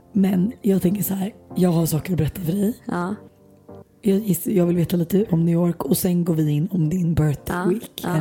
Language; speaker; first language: Swedish; native; Swedish